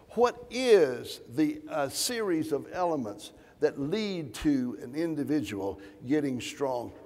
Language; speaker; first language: English; native; English